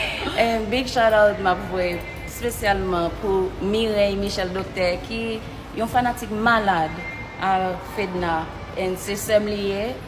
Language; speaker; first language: French; non-native, learner; Haitian Creole